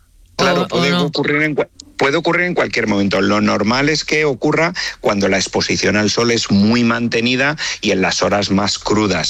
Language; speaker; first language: Spanish; native; Spanish